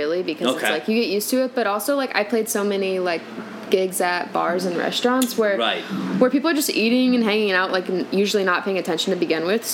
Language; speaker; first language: English; native; English